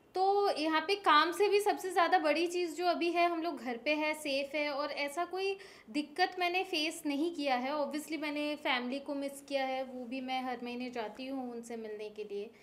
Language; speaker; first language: Hindi; non-native, local second language; Bangla